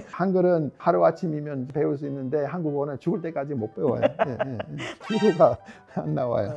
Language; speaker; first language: Korean; non-native, fluent; English